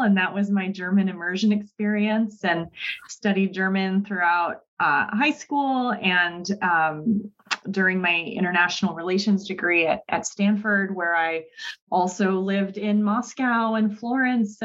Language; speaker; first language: English; native; English